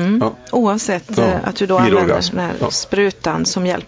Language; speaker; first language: Swedish; native; Swedish